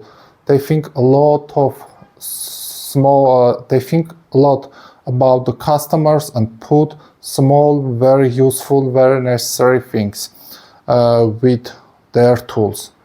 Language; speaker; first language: English; non-native, fluent; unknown